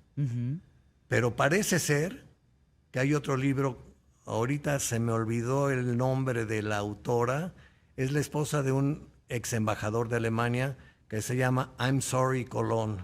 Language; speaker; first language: Spanish; native; Spanish